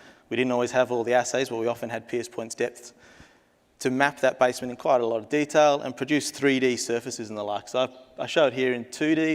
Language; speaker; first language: English; native; English